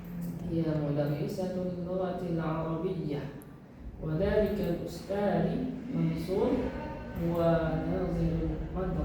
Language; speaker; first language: Arabic; non-native, learner; Indonesian